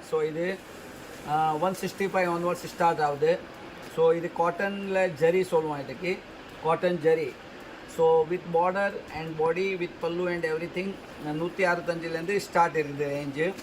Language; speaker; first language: Tamil; non-native, fluent; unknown